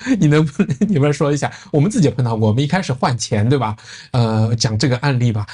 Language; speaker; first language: Chinese; native; Chinese